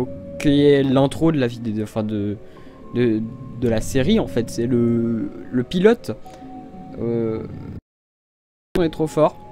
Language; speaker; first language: French; native; French